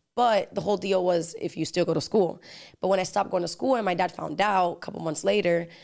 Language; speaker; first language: English; early bilingual, other home language; Spanish